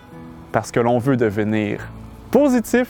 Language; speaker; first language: French; native; French